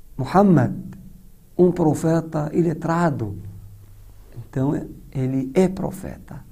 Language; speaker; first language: Portuguese; non-native, fluent; Persian